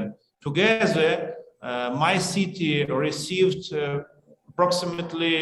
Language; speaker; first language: English; non-native, learner; Ukrainian